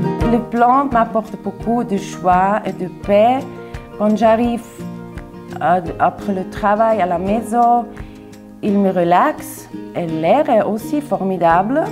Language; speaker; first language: French; non-native, local second language; German